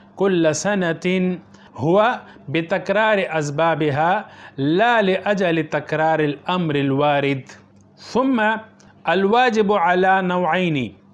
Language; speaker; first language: Arabic; non-native, fluent; Urdu